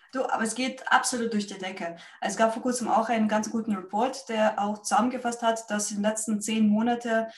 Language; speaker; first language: German; non-native, fluent; Russian